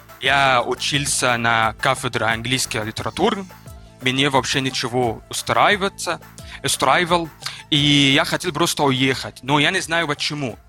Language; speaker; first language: Russian; non-native, learner; Arabic